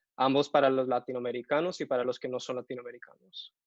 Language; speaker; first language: Spanish; early bilingual, heritage; Spanish